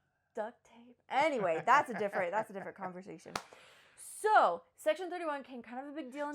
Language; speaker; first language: English; native; English